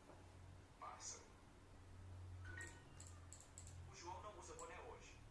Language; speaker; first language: Portuguese; non-native, learner; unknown